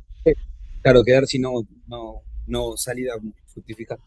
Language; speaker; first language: Spanish; native; Spanish